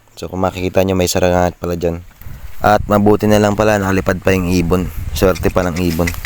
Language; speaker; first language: Filipino; native; Filipino